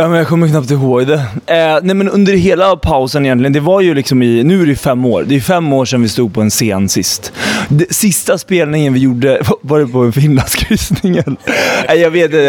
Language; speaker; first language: Swedish; native; Swedish